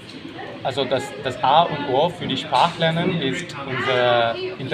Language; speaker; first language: German; non-native, learner; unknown